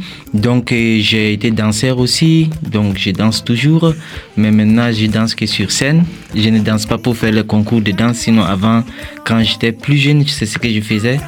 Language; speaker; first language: French; non-native, local second language; Mossi